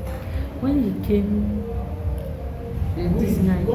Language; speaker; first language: English; non-native, learner; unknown